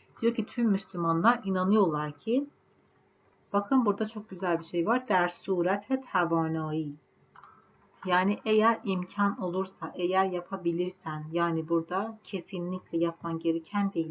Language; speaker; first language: Turkish; non-native, fluent; Persian